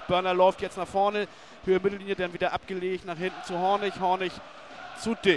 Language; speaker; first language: German; native; German